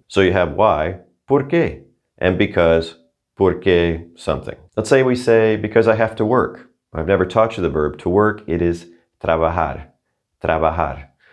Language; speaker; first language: English; native; English